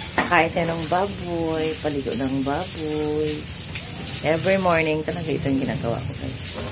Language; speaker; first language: Filipino; non-native, local second language; Hiligaynon